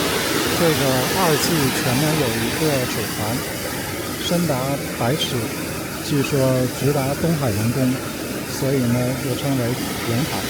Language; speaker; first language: Chinese; native; Chinese